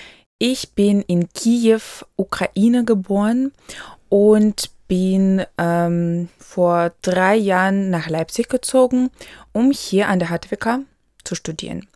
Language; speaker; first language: German; non-native, local second language; Ukrainian